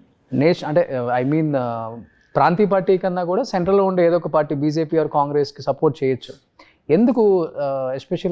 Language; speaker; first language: Telugu; native; Telugu